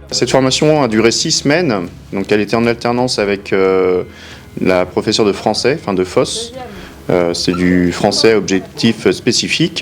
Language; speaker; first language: French; native; French